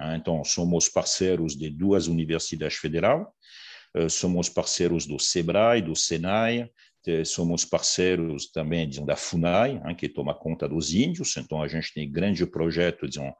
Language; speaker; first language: Portuguese; non-native, fluent; French